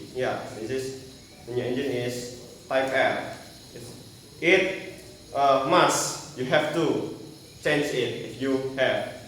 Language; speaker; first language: English; non-native, learner; Indonesian